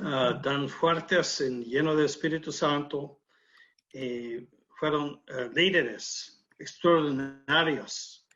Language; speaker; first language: Spanish; non-native, learner; English